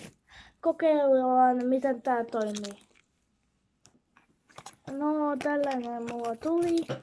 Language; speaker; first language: Finnish; non-native, learner; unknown